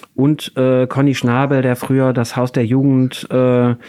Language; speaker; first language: German; native; German